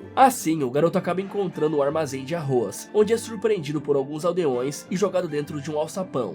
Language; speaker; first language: Portuguese; native; Portuguese